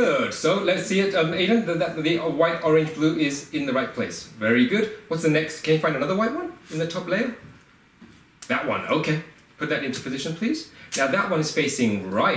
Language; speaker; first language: English; native; English